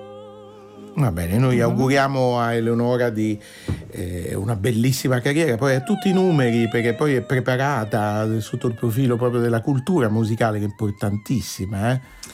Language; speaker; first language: Italian; native; Italian